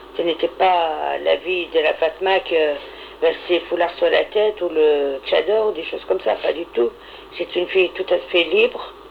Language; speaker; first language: French; non-native, local second language; Arabic